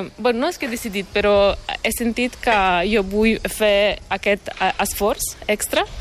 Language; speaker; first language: Catalan; non-native, fluent; Ukrainian